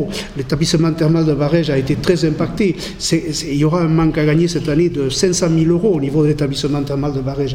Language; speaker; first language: French; native; French